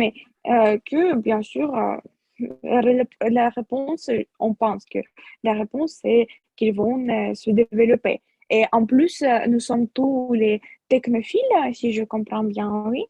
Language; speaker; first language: French; non-native, fluent; Russian